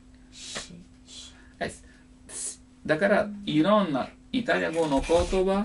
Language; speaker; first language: Japanese; non-native, learner; Italian